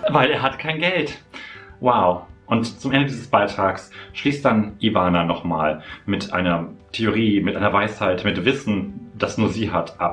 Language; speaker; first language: German; native; German